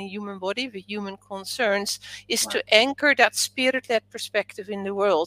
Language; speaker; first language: English; non-native, fluent; Dutch